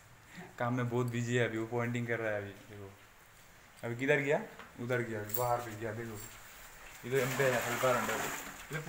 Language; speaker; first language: Hindi; non-native, local second language; Malayalam